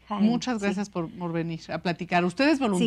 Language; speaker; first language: Spanish; native; Spanish